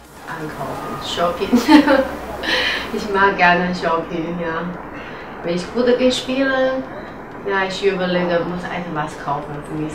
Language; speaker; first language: German; non-native, learner; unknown